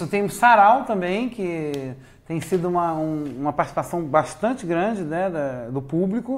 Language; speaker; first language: Portuguese; native; Portuguese